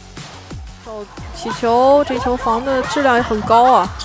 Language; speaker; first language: Chinese; native; Chinese